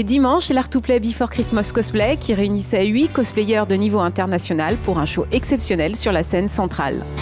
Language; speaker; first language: French; native; French